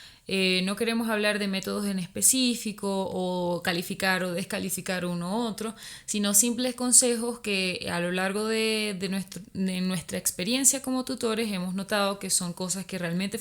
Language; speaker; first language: Spanish; native; Spanish